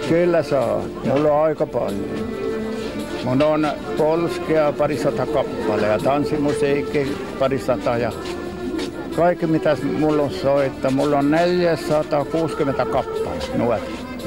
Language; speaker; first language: Finnish; non-native, local second language; Swedish